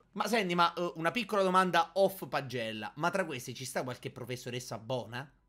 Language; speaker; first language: Italian; native; Italian